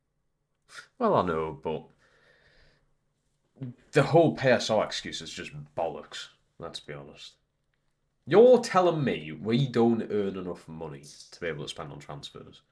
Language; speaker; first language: English; native; English